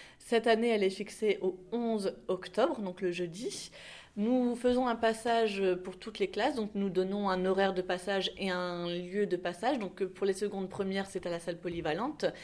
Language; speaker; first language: French; native; French